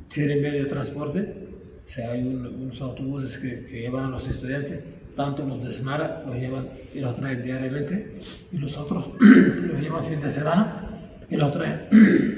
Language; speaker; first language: Spanish; non-native, local second language; Arabic